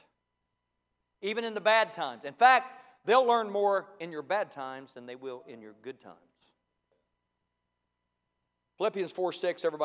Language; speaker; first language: English; native; English